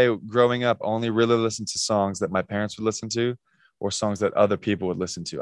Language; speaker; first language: English; native; English